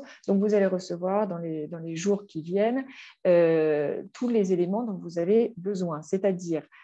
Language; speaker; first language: French; native; French